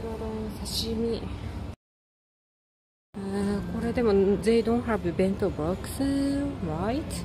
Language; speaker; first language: English; non-native, learner; Japanese